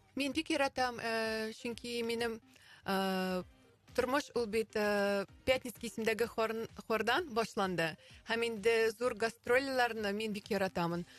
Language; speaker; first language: Tatar; non-native, local second language; Russian